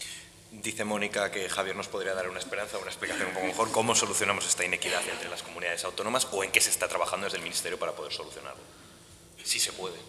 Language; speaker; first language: Spanish; native; Spanish